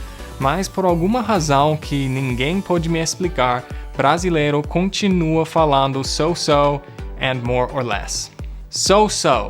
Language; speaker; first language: Portuguese; non-native, fluent; English